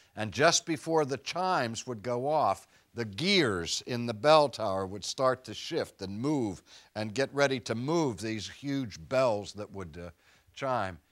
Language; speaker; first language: English; native; English